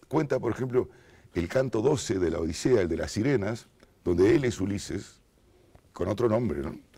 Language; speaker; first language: Spanish; native; Spanish